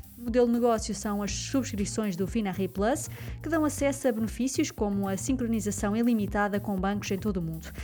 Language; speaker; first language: Portuguese; native; Portuguese